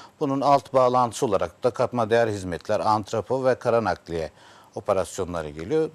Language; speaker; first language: Turkish; native; Turkish